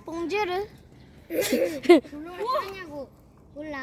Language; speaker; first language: Korean; early bilingual, other home language; French